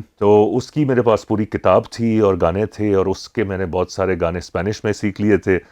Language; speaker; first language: Urdu; native; Urdu